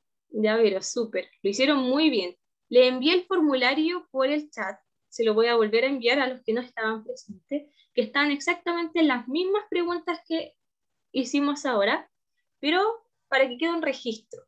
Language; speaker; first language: Spanish; native; Spanish